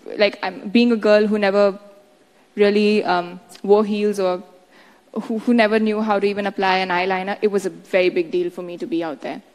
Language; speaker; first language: English; non-native, local second language; Hindi